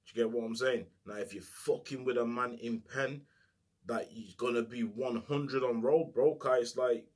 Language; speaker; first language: English; native; English